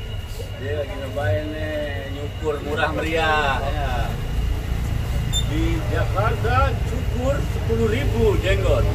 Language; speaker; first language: Indonesian; native; Indonesian